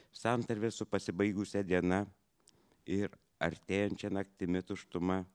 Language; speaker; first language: French; non-native, fluent; Lithuanian